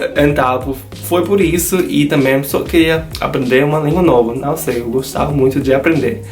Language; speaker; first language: Portuguese; non-native, learner; English